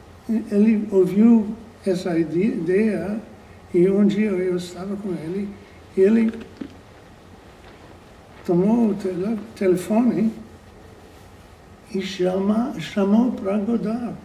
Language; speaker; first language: Portuguese; non-native, fluent; English